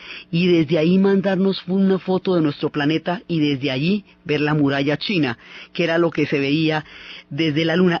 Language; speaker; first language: Spanish; native; Spanish